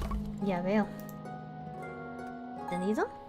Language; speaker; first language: Spanish; early bilingual, heritage; Spanish